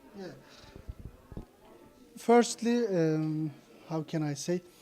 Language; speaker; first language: English; non-native, fluent; Turkish